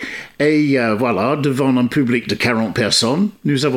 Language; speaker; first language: French; non-native, fluent; English